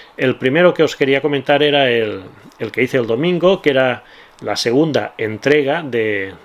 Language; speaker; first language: Spanish; non-native, local second language; Catalan